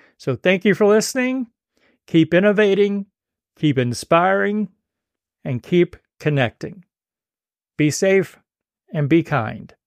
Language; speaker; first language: English; native; English